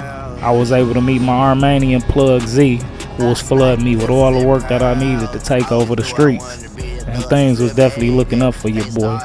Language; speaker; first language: English; native; English